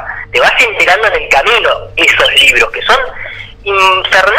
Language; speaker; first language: Spanish; native; Spanish